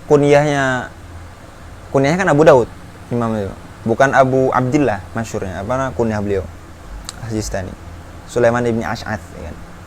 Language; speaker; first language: Indonesian; native; Indonesian